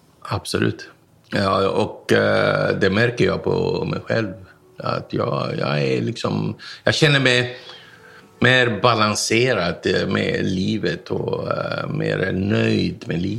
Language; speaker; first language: Swedish; non-native, fluent; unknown